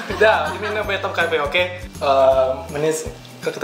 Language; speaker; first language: Russian; non-native, learner; Indonesian